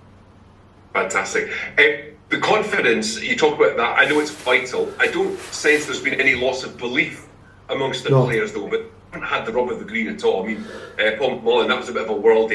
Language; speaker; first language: English; native; English